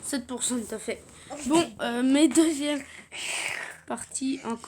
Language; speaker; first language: French; native; French